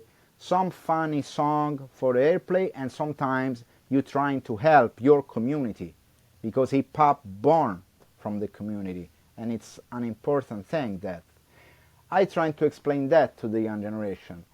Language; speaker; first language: English; non-native, learner; Italian